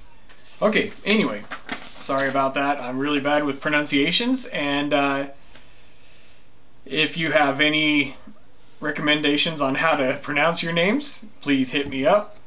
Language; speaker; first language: English; native; English